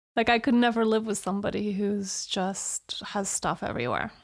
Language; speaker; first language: English; early bilingual, other home language; Romanian